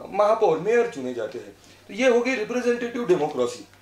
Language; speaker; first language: Hindi; non-native, local second language; Marathi